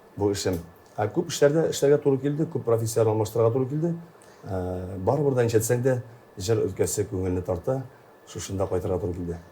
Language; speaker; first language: Tatar; native; Tatar